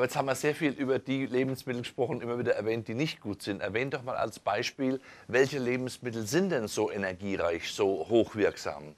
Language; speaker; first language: German; native; German